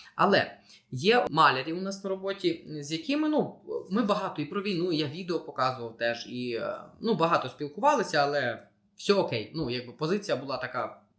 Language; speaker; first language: Ukrainian; non-native, local second language; Russian